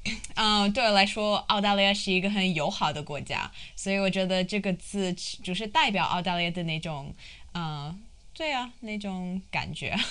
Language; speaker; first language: Chinese; non-native, fluent; English